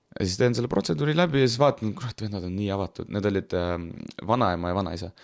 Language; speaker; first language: Estonian; non-native, local second language; Russian